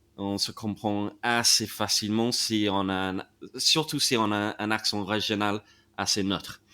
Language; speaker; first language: French; non-native, fluent; English